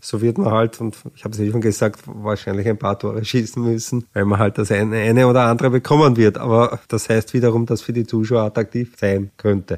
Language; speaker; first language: German; native; German